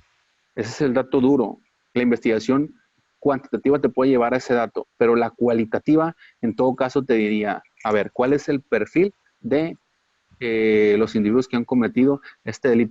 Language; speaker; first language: Spanish; native; Spanish